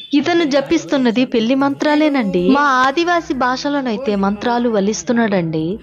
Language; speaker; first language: Telugu; non-native, local second language; Koya